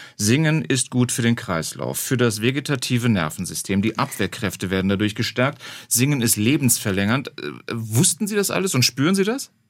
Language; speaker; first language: German; native; German